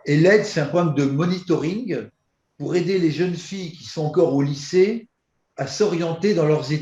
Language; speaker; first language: French; native; French